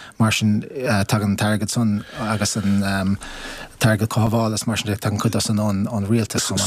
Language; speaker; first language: Irish; native; Irish